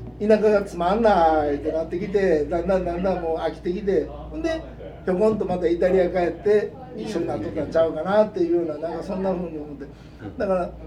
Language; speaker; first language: Japanese; native; Japanese